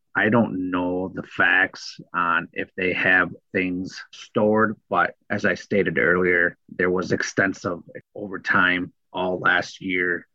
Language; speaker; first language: English; native; English